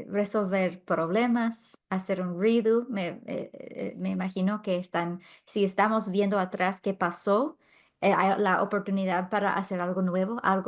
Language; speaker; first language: Spanish; non-native, fluent; English